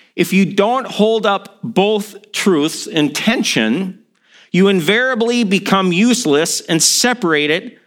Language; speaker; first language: English; native; English